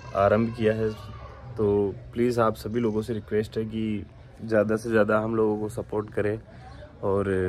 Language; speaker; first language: Hindi; native; Hindi